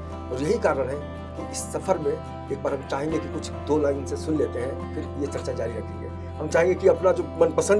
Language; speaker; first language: Hindi; native; Hindi